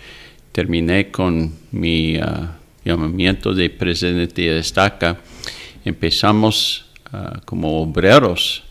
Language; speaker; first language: Spanish; non-native, fluent; English